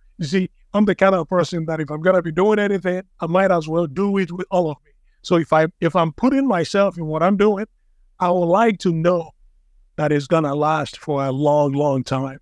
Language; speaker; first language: English; non-native, local second language; Igbo